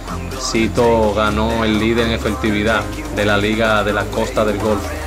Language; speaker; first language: Spanish; native; Spanish